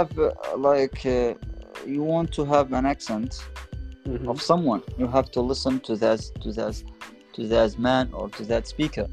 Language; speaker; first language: English; non-native, fluent; Arabic